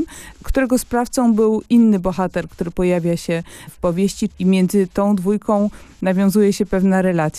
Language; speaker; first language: Polish; native; Polish